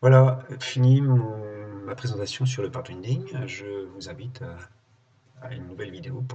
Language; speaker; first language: French; native; French